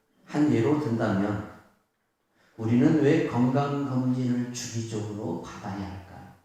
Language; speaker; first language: Korean; native; Korean